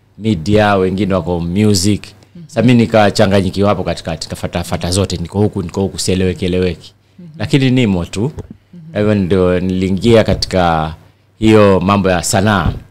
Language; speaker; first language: Swahili; non-native, local second language; Giryama